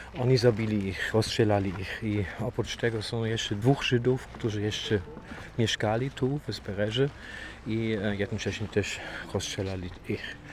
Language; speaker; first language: Polish; non-native, fluent; German